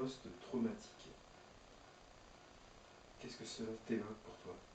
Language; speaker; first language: French; native; French